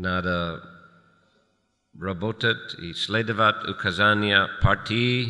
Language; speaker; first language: Russian; non-native, fluent; English